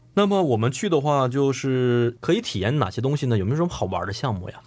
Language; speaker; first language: Chinese; native; Chinese